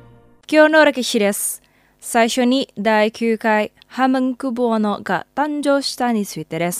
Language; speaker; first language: Japanese; non-native, fluent; Indonesian